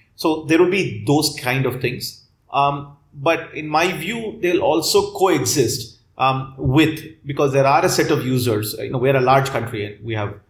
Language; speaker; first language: English; non-native, local second language; Tamil